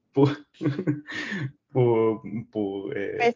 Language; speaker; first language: French; non-native, learner; English